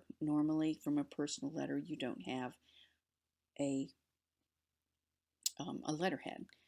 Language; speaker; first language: English; native; English